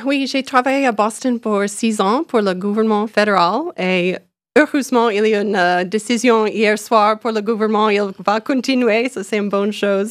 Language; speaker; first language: French; non-native, learner; English